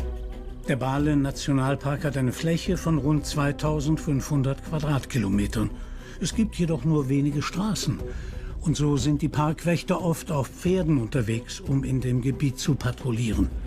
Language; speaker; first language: German; native; German